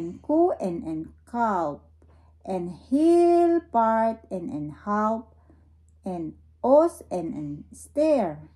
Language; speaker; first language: Dutch; non-native, learner; Filipino